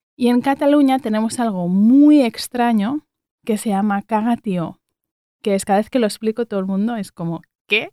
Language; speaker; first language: Spanish; native; Spanish